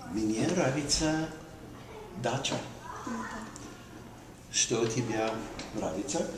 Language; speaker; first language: Russian; non-native, learner; English